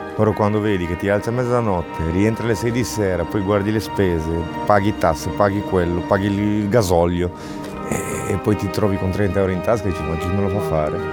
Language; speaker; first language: Italian; non-native, fluent; Romanian